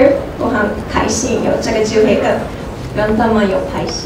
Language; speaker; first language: Chinese; non-native, learner; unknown